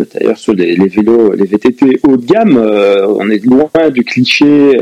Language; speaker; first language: French; native; French